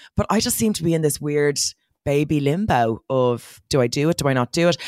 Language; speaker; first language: English; native; English